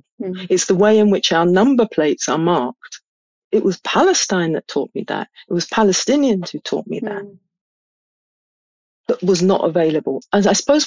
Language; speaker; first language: English; native; English